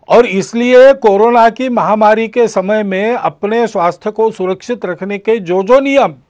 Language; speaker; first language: Hindi; non-native, local second language; Marathi